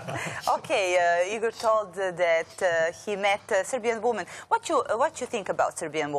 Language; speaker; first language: English; non-native, learner; Serbian